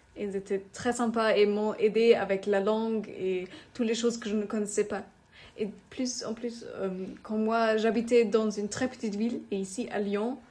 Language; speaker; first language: French; non-native, learner; German